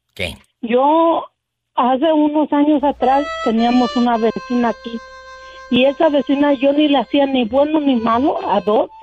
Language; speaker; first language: Spanish; native; Spanish